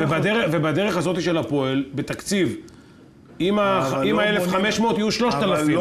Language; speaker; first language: Hebrew; native; Hebrew